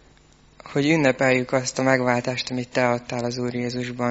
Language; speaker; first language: Hungarian; native; Hungarian